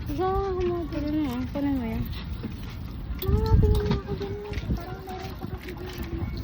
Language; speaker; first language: Filipino; non-native, local second language; Iloko